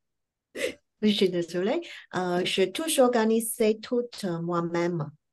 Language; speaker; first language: French; non-native, learner; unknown